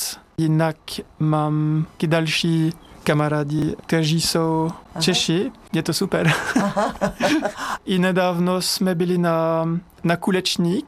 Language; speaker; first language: Czech; non-native, learner; French